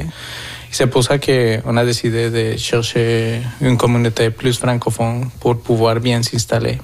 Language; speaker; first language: French; non-native, fluent; Spanish